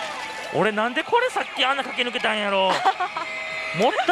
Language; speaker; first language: Japanese; native; Japanese